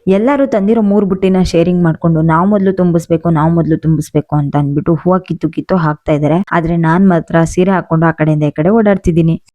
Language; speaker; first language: Kannada; non-native, local second language; Lambadi